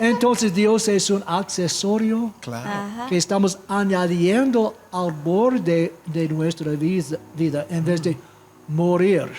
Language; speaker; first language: Spanish; non-native, fluent; English